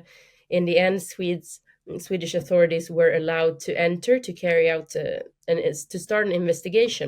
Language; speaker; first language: English; non-native, fluent; Swedish